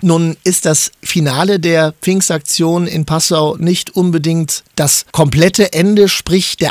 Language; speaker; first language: German; native; German